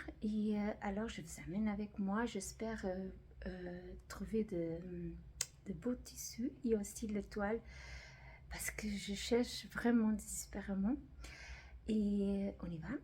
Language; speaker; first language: French; non-native, fluent; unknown